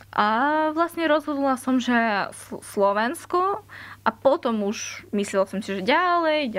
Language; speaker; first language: Slovak; non-native, fluent; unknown